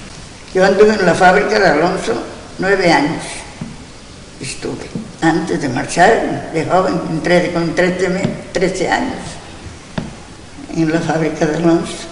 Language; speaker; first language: Spanish; non-native, local second language; Galician